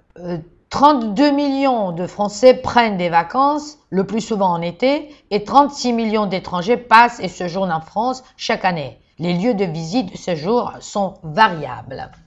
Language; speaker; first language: French; non-native, fluent; Georgian